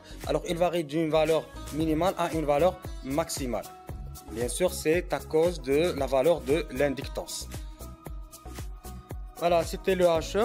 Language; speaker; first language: French; non-native, local second language; Arabic